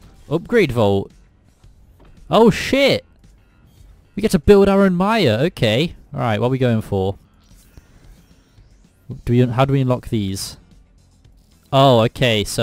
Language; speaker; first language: English; native; English